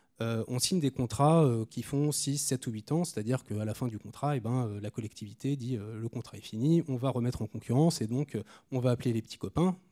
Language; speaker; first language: French; native; French